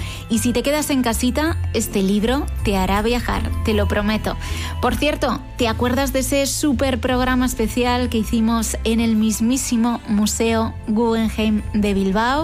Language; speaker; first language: Spanish; native; Spanish